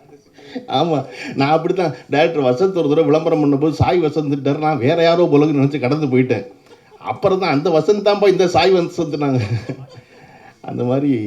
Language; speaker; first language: Tamil; native; Tamil